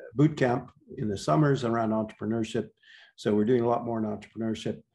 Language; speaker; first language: English; native; English